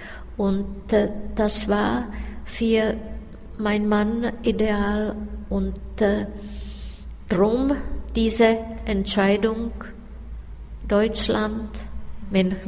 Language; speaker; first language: German; non-native, fluent; Czech